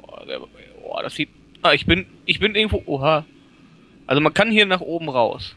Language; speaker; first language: German; native; German